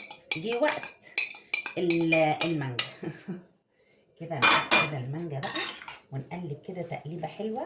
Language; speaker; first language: Arabic; native; Arabic